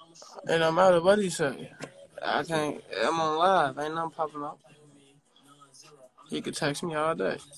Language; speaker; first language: English; native; English